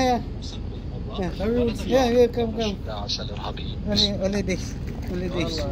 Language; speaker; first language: English; non-native, local second language; Filipino